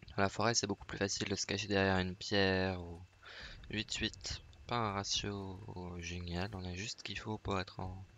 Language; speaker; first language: French; native; French